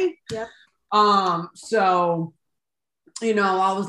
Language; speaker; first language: English; non-native, fluent; Latvian